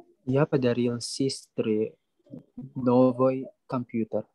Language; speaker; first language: Russian; non-native, learner; Indonesian